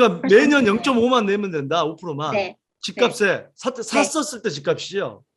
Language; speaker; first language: Korean; native; Korean